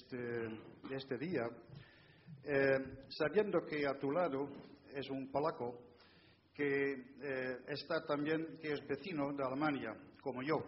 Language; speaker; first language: Spanish; non-native, fluent; Dutch